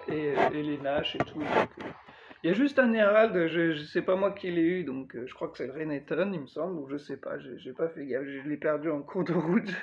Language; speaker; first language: French; native; French